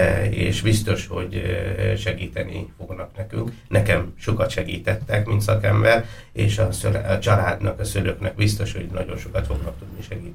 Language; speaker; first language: Hungarian; non-native, fluent; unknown